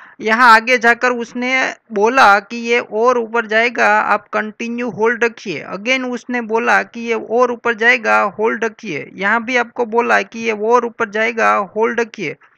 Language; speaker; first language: Hindi; non-native, local second language; Gujarati